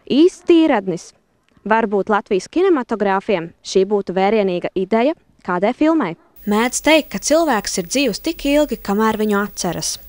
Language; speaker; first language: Latvian; native; Latvian